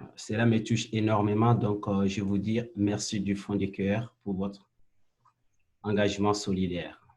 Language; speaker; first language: French; non-native, local second language; Bambara